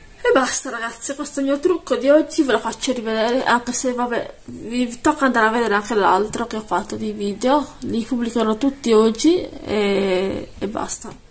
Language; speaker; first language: Italian; native; Italian